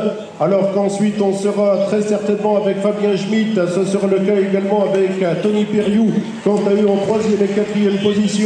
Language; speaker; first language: French; native; French